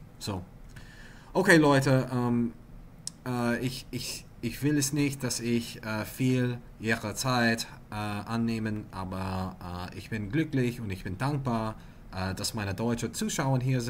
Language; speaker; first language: German; non-native, learner; English